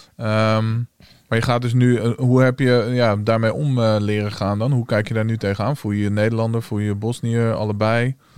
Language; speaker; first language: Dutch; native; Dutch